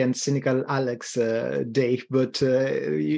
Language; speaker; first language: English; non-native, fluent; Greek